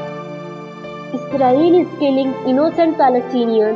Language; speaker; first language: English; non-native, local second language; Urdu